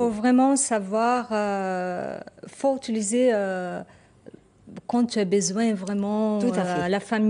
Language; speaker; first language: French; non-native, fluent; Portuguese